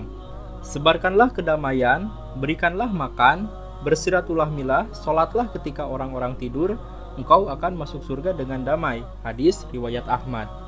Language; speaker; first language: Indonesian; native; Indonesian